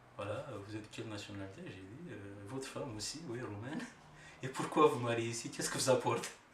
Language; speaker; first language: French; non-native, fluent; Romanian